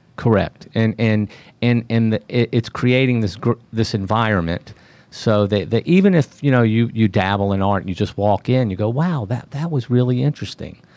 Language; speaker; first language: English; native; English